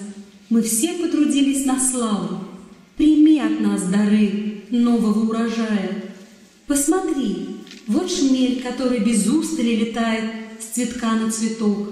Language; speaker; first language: Russian; native; Russian